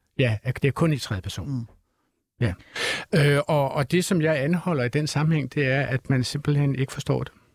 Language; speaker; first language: Danish; native; Danish